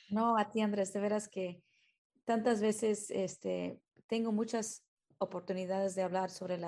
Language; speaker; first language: Spanish; early bilingual, heritage; Spanish